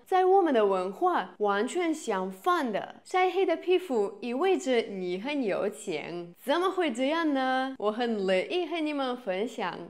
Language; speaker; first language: Chinese; non-native, fluent; Russian